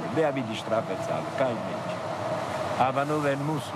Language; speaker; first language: German; non-native, learner; Italian